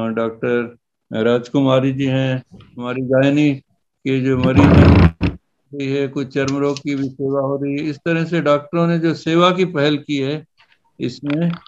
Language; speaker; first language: Hindi; native; Hindi